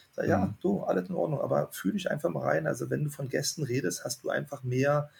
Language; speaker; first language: German; native; German